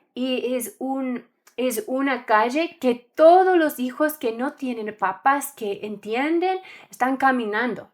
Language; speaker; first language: Spanish; non-native, learner; English